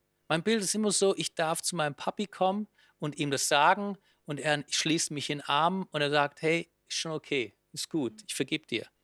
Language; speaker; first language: German; native; German